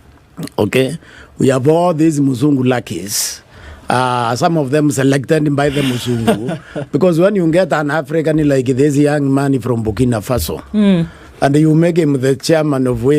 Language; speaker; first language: English; non-native, local second language; Meru